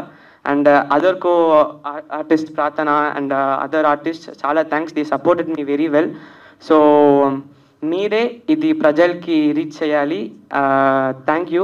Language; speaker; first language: Telugu; early bilingual, heritage; Telugu